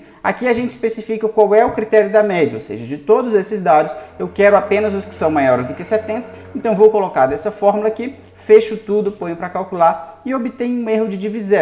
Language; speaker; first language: Portuguese; native; Portuguese